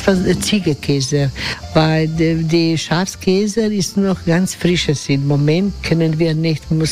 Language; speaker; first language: German; non-native, learner; Croatian